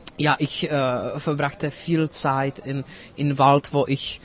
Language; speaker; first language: German; non-native, fluent; Czech